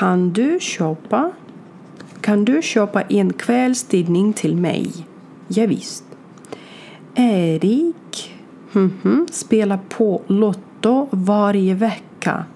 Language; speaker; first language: Swedish; non-native, learner; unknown